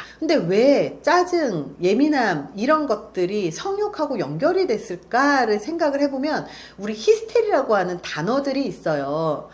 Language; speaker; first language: Korean; native; Korean